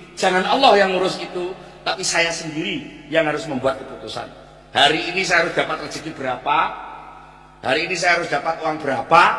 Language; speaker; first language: Indonesian; non-native, local second language; Javanese